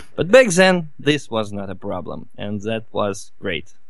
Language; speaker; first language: English; non-native, fluent; Russian